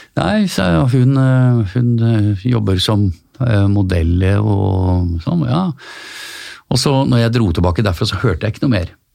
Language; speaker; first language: Norwegian; native; Norwegian